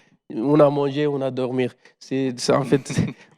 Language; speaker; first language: French; non-native, learner; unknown